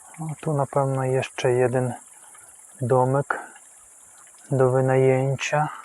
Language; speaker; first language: Polish; non-native, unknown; Ukrainian